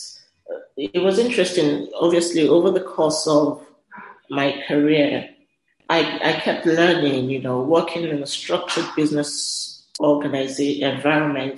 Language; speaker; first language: English; non-native, local second language; Yoruba